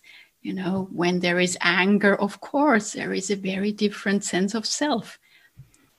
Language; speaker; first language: English; non-native, fluent; German